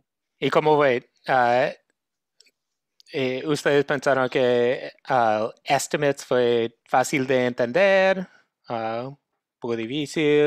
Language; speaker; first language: Spanish; non-native, fluent; English